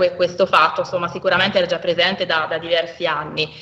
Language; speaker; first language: Italian; native; Italian